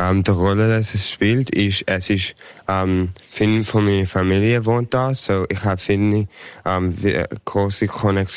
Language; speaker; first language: German; early bilingual, heritage; English